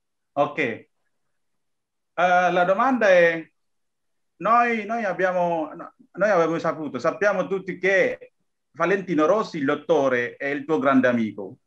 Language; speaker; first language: Italian; non-native, learner; Indonesian